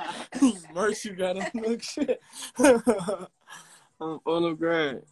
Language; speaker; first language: English; native; English